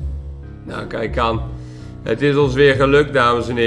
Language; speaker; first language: Dutch; native; Dutch